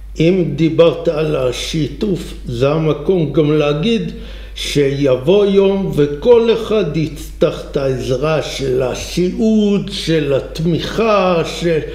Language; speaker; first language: Hebrew; native; Hebrew